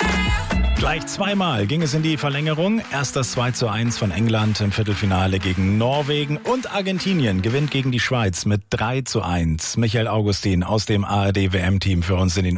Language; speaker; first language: German; native; German